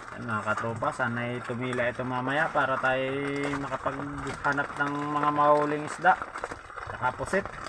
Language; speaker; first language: Filipino; native; Filipino